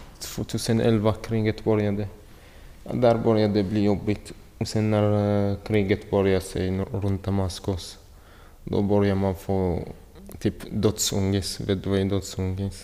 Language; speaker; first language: Swedish; non-native, fluent; Arabic